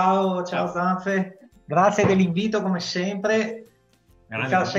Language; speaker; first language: Italian; native; Italian